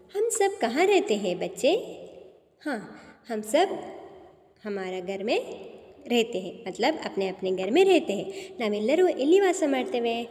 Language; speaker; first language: Hindi; non-native, local second language; Kannada